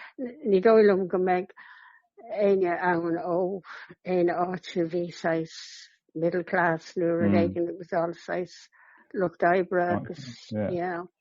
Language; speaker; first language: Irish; non-native, local second language; English